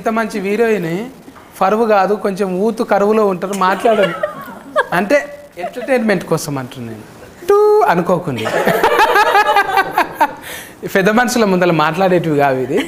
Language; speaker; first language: Telugu; native; Telugu